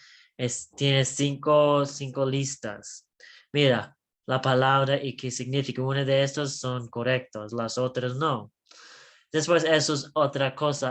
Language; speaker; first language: Spanish; non-native, learner; English